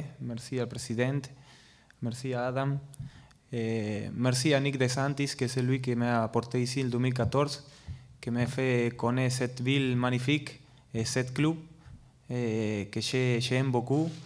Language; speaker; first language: French; non-native, learner; Spanish